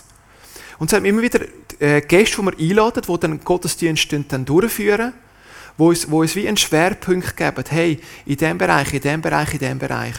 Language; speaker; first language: German; native; German